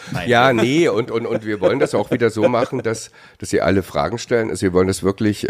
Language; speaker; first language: German; native; German